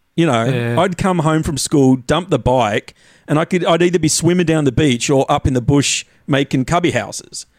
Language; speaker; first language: English; native; English